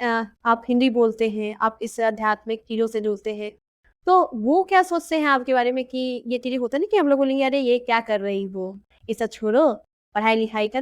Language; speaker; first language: Hindi; native; Hindi